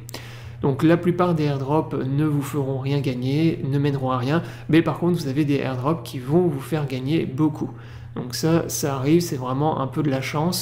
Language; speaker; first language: French; native; French